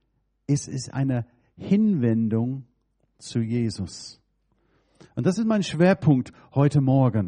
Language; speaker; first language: German; non-native, fluent; English